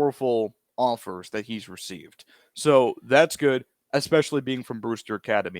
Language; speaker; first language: English; native; English